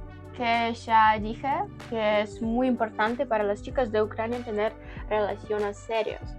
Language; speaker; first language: Spanish; non-native, learner; Ukrainian